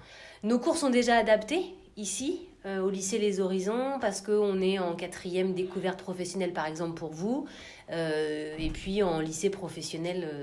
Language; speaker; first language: French; native; French